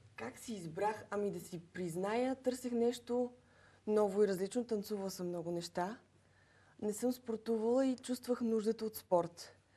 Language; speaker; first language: Bulgarian; native; Bulgarian